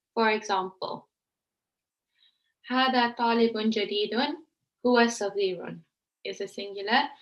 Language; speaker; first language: Arabic; non-native, learner; English